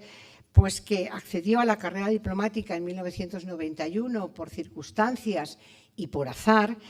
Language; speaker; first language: Spanish; native; Spanish